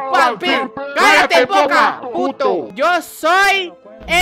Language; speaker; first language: Spanish; non-native, learner; Portuguese